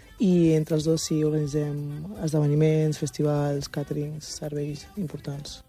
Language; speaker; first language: Catalan; early bilingual, other home language; Wolof